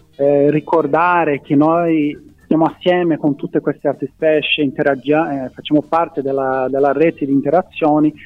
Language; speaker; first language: Italian; non-native, fluent; Portuguese